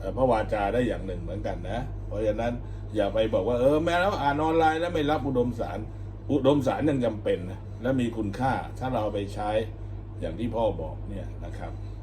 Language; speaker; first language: Thai; native; Thai